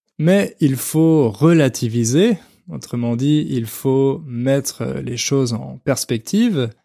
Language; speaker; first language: French; native; French